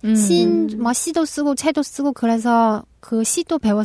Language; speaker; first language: Korean; non-native, local second language; Chinese